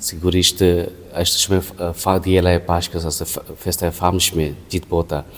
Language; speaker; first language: Albanian; non-native, fluent; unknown